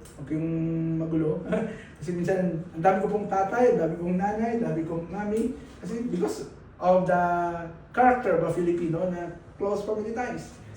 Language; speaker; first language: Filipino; non-native, local second language; Bikol